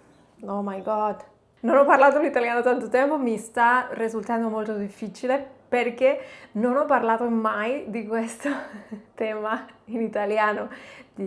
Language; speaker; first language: Italian; non-native, fluent; Catalan